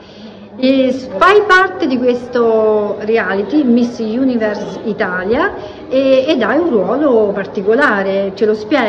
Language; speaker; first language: Italian; native; Italian